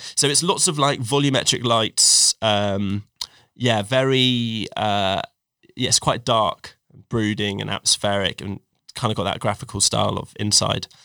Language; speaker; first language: English; native; English